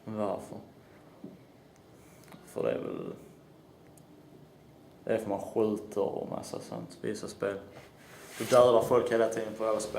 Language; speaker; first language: Swedish; native; Swedish